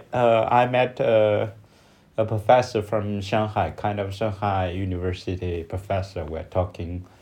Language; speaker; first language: English; non-native, learner; Chinese